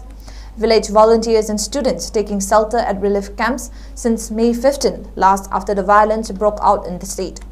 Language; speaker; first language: English; non-native, local second language; Manipuri